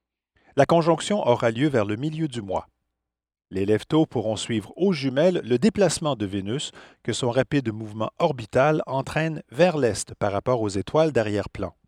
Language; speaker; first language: French; native; French